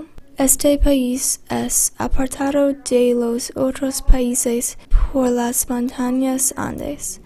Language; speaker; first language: Spanish; non-native, learner; English